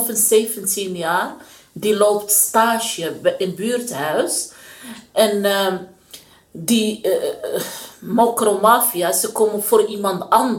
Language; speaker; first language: Dutch; non-native, learner; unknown